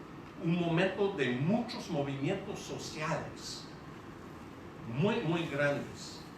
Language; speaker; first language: Spanish; non-native, fluent; English